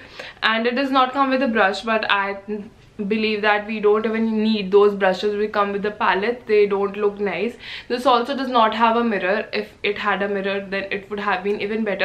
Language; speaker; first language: English; non-native, local second language; Hindi